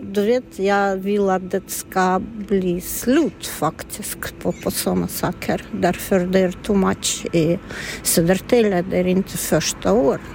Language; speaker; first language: Swedish; non-native, learner; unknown